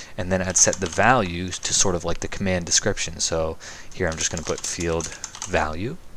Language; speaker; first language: English; native; English